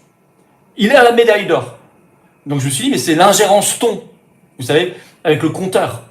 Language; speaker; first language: French; native; French